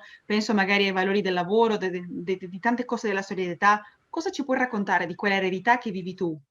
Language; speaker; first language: Italian; early bilingual, heritage; Spanish